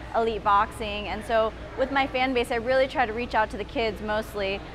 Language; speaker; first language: English; native; English